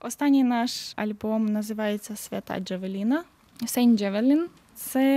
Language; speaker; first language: Ukrainian; native; Ukrainian